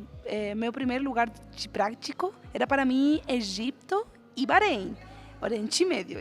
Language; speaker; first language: Portuguese; non-native, fluent; Spanish